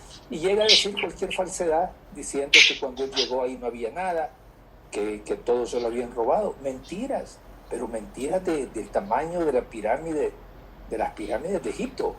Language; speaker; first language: Spanish; native; Spanish